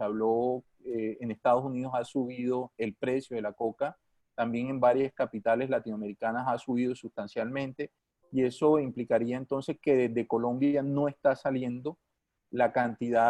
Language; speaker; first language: Spanish; native; Spanish